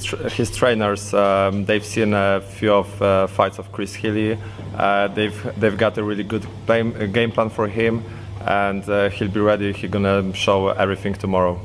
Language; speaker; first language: English; non-native, fluent; Polish